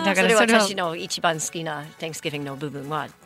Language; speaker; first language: Japanese; non-native, fluent; English